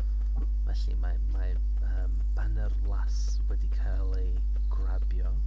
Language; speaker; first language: Welsh; non-native, learner; English